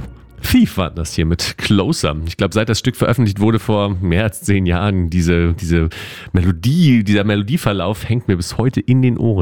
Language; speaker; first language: German; native; German